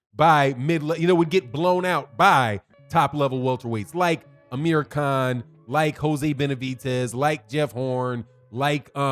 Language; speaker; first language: English; native; English